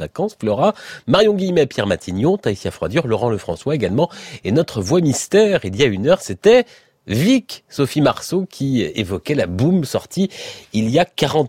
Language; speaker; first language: French; native; French